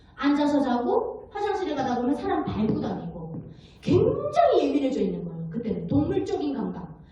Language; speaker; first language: Korean; native; Korean